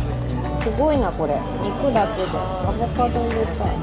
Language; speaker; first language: Japanese; native; Japanese